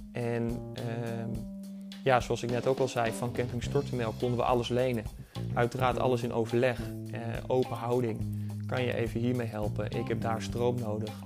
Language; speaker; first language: Dutch; native; Dutch